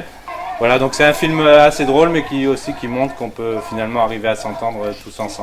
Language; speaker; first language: French; native; French